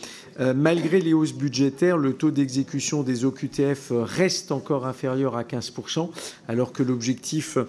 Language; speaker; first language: French; native; French